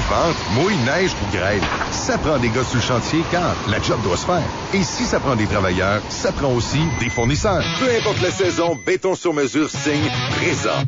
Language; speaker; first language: French; native; French